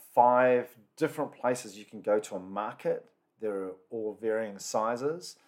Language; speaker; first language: English; native; English